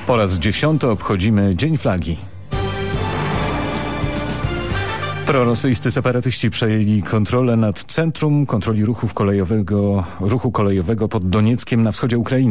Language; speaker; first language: Polish; native; Polish